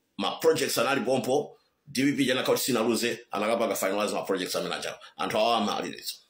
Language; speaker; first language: Nyanja; native; Nyanja